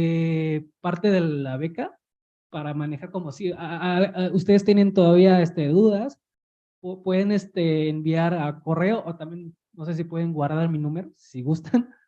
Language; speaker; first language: Spanish; early bilingual, heritage; Spanish